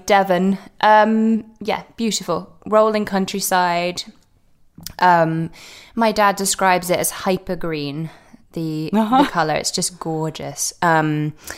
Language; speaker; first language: English; native; English